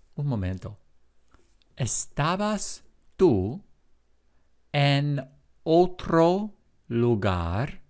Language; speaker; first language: Spanish; non-native, fluent; English